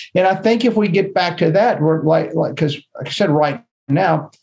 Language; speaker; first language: English; native; English